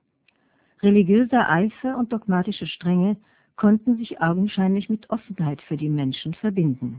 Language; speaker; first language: German; native; German